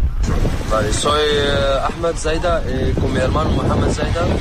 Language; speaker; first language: Spanish; non-native, learner; Arabic